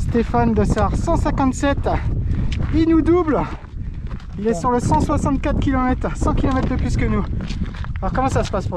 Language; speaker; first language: French; native; French